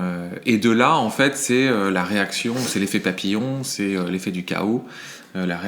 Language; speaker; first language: French; native; French